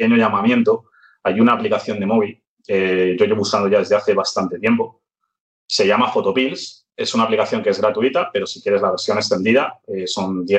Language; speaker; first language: Spanish; native; Spanish